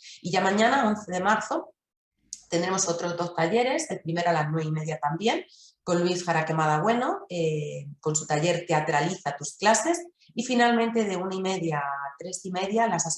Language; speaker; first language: Spanish; native; Spanish